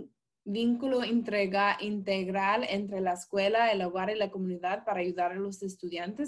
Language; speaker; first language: Spanish; early bilingual, heritage; Spanish